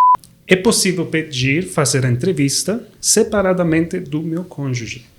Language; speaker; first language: Portuguese; non-native, fluent; Spanish